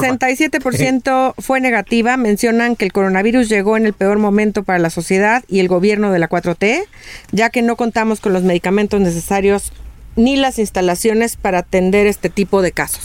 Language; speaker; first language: Spanish; native; Spanish